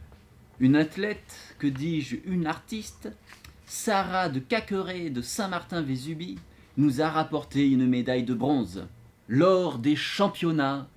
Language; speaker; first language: French; native; French